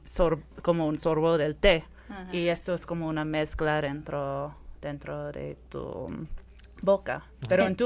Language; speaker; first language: Spanish; non-native, fluent; Persian